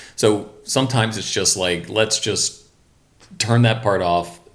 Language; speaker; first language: English; native; English